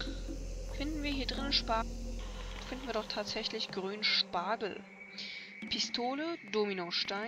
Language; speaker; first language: German; native; German